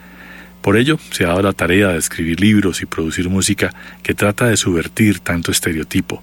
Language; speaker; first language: Spanish; native; Spanish